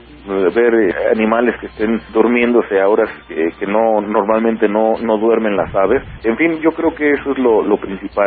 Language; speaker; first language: Spanish; native; Spanish